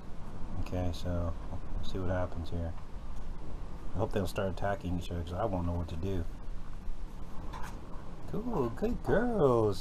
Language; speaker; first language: English; native; English